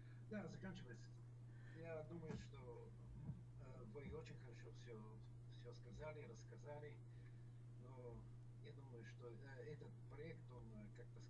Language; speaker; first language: Russian; non-native, learner; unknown